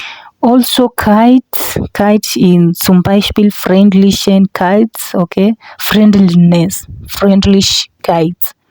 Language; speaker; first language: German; non-native, fluent; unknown